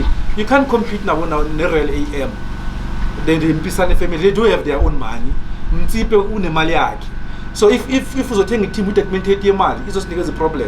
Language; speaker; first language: English; non-native, local second language; Zulu